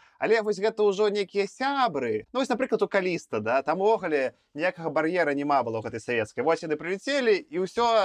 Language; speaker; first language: Belarusian; non-native, local second language; Russian